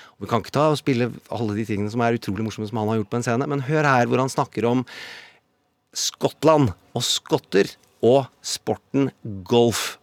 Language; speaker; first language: Norwegian; native; Norwegian